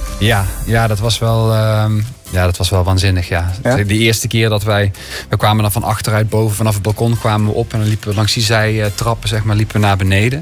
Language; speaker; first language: Dutch; native; Dutch